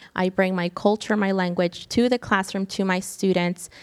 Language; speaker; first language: English; early bilingual, other home language; Spanish